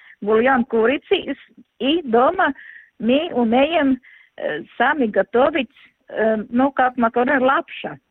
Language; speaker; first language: Russian; non-native, local second language; Latvian